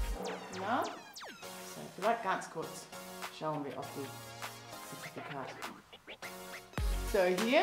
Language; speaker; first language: German; non-native, learner; English